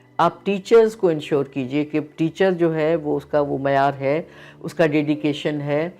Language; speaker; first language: Urdu; non-native, local second language; Sindhi